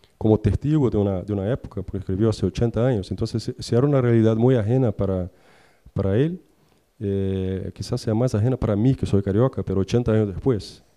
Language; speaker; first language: Spanish; non-native, fluent; Portuguese